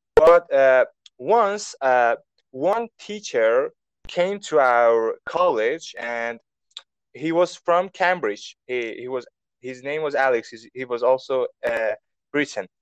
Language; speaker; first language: English; non-native, fluent; Persian